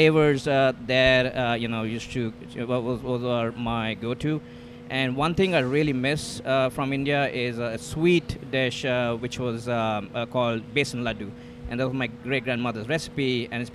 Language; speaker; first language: English; non-native, local second language; Hindi